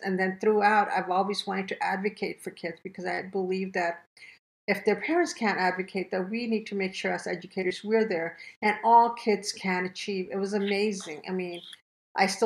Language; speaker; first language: English; early bilingual, other home language; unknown